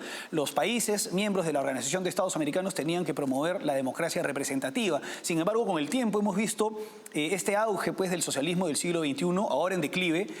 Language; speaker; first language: Spanish; native; Spanish